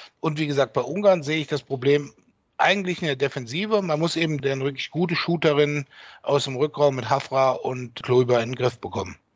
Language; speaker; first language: German; native; German